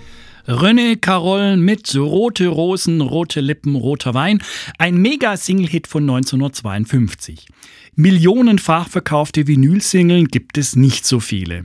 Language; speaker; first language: German; native; German